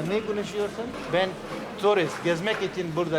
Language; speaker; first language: Turkish; non-native, learner; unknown